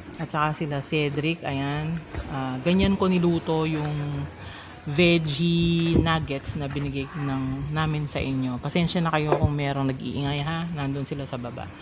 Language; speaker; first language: Filipino; non-native, local second language; Pampanga